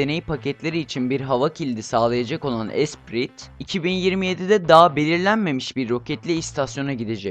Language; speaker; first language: Turkish; native; Turkish